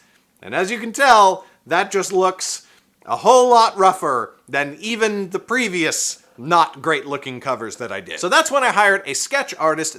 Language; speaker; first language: English; native; English